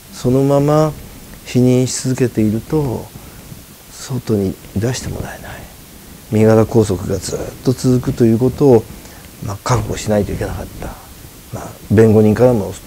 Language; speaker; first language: Japanese; native; Japanese